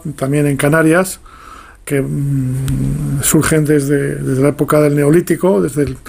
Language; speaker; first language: Spanish; native; Spanish